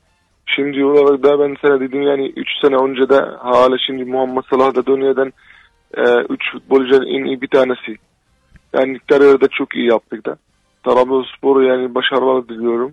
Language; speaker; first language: Turkish; non-native, learner; Arabic